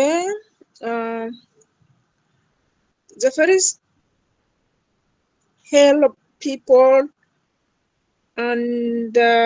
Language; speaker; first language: English; non-native, learner; Arabic